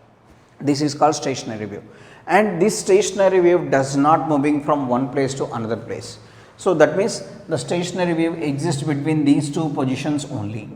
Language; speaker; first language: English; non-native, local second language; Telugu